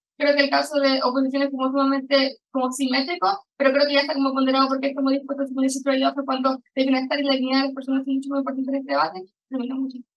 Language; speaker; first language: Spanish; native; Spanish